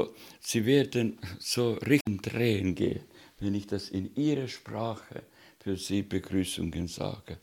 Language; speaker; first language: German; non-native, fluent; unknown